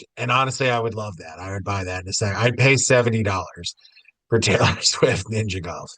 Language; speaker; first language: English; native; English